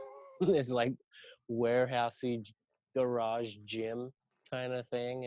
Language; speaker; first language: English; native; English